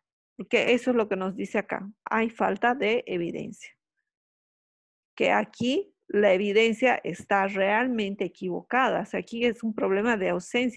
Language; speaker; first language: Spanish; native; Spanish